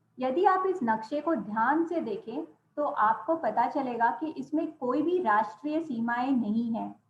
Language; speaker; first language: Hindi; non-native, local second language; Gujarati